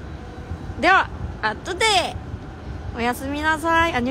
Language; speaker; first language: Japanese; non-native, fluent; Korean